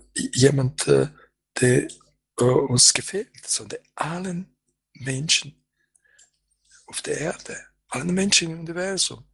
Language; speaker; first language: German; non-native, fluent; Croatian